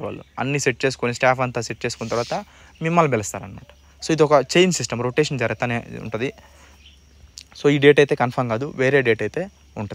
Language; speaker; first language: Telugu; native; Telugu